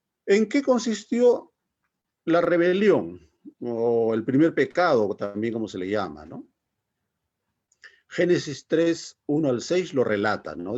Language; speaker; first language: Spanish; native; Spanish